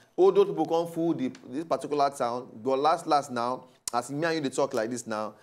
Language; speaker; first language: Nigerian Pidgin; native; Nigerian Pidgin